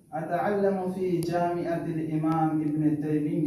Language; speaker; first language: Arabic; non-native, learner; Urdu